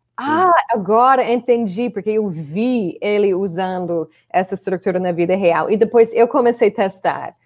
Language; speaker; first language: Portuguese; non-native, fluent; English